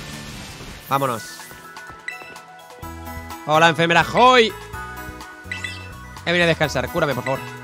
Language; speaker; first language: Spanish; native; Spanish